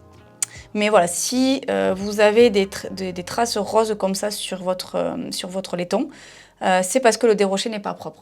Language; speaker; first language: French; native; French